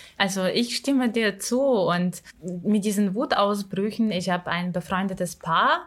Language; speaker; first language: German; non-native, fluent; Ukrainian